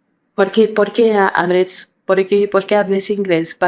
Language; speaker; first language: Spanish; non-native, learner; French